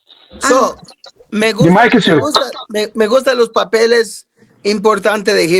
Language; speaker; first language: Spanish; non-native, learner; English